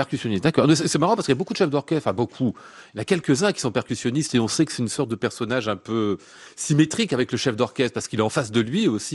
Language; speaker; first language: French; native; French